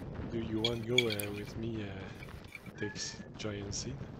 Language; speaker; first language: English; non-native, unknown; French